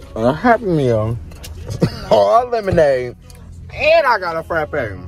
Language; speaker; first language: English; native; English